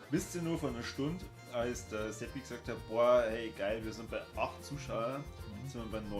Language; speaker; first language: German; native; German